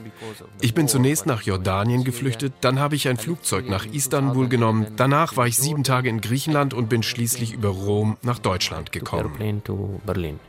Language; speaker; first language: German; non-native, fluent; Arabic